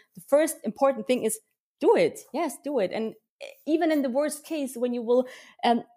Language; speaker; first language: English; early bilingual, heritage; German